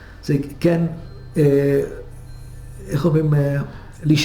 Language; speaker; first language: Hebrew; early bilingual, other home language; Hungarian